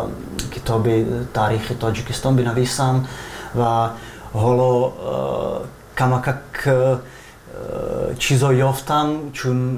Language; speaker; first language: Persian; non-native, fluent; Czech